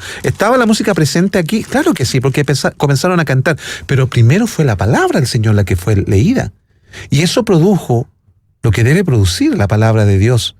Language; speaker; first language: Spanish; native; Spanish